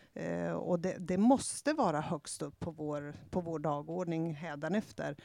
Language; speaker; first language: Swedish; native; Swedish